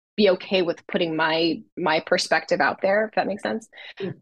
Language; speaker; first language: English; native; English